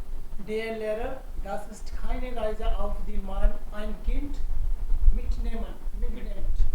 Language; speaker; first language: German; non-native, learner; Hindi